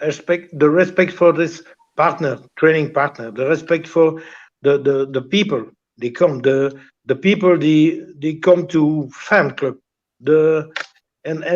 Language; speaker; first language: English; non-native, learner; French